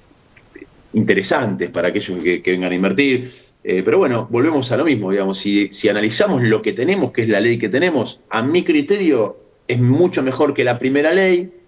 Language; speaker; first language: Spanish; native; Spanish